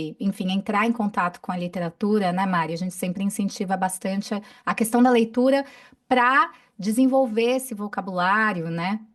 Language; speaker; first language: Portuguese; native; Portuguese